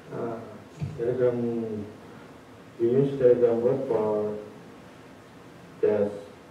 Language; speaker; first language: English; non-native, learner; Indonesian